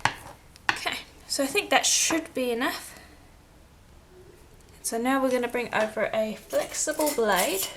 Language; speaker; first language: English; native; English